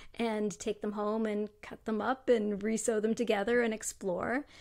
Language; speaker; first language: English; native; English